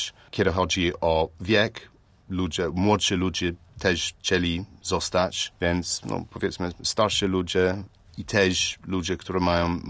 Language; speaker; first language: Polish; non-native, learner; English